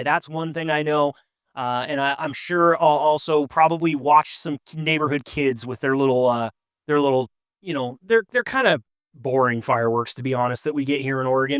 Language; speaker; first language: English; native; English